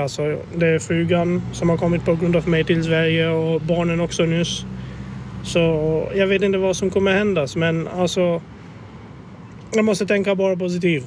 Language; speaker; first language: Swedish; non-native, fluent; Albanian